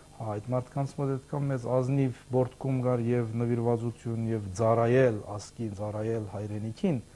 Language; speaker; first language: Armenian; early bilingual, heritage; Armenian